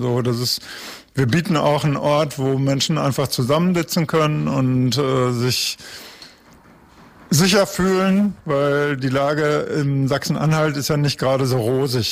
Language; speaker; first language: German; native; German